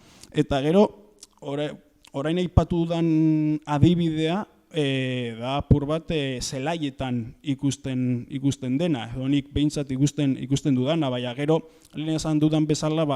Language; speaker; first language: Basque; native; Basque